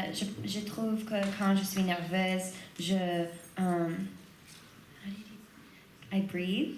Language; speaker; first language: French; non-native, learner; English